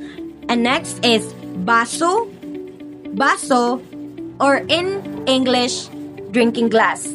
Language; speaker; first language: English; non-native, local second language; Cebuano